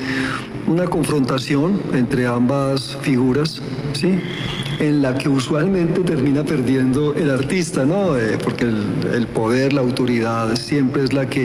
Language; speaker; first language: Spanish; native; Spanish